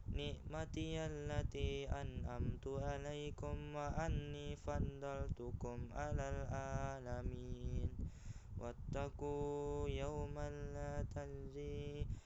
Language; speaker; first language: Arabic; non-native, learner; Indonesian